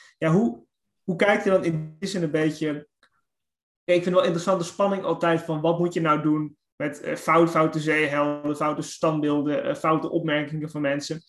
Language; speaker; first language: Dutch; native; Dutch